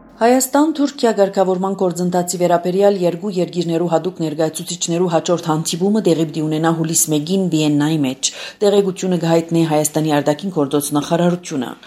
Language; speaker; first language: Armenian; early bilingual, heritage; Armenian